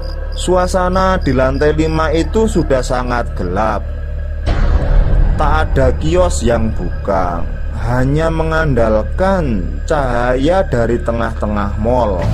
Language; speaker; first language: Indonesian; native; Indonesian